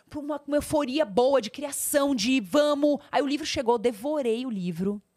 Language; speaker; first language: Portuguese; native; Portuguese